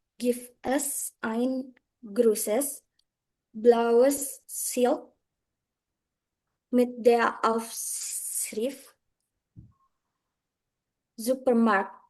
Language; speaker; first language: German; non-native, learner; Indonesian